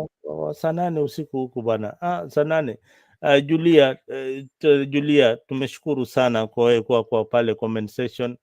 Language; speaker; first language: Swahili; non-native, local second language; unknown